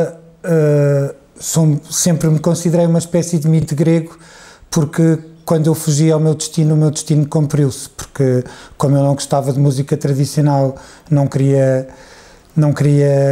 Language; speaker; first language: Portuguese; native; Portuguese